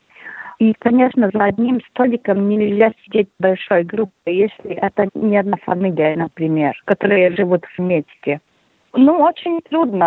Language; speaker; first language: Russian; non-native, local second language; Latvian